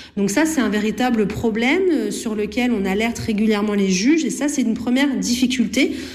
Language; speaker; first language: French; native; French